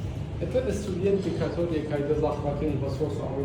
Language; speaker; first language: Russian; non-native, learner; Persian